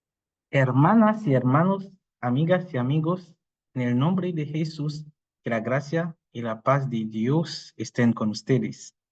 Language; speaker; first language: Spanish; non-native, fluent; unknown